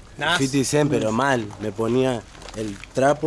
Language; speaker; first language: Spanish; native; Spanish